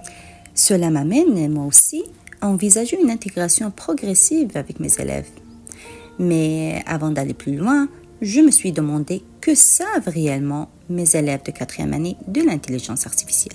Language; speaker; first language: French; native; French